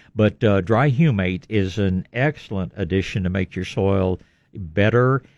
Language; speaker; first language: English; native; English